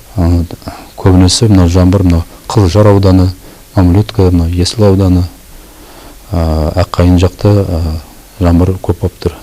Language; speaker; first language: Kazakh; native; Kazakh